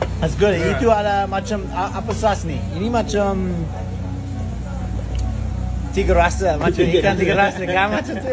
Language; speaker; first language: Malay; non-native, learner; English